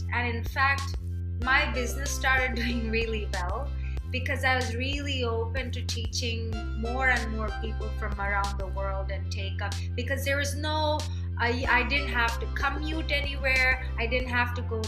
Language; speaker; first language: English; non-native, local second language; Telugu